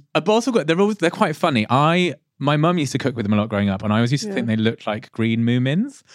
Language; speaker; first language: English; native; English